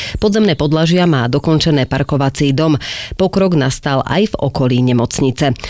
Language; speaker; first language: Slovak; native; Slovak